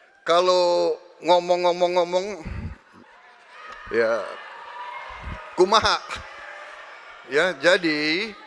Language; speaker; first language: Indonesian; native; Indonesian